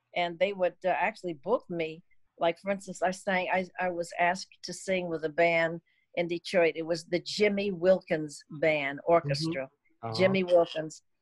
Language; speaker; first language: English; native; English